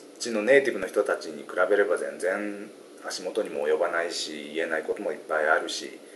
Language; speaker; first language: Japanese; native; Japanese